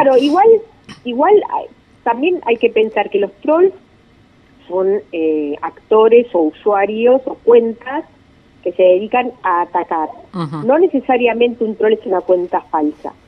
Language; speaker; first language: Spanish; native; Spanish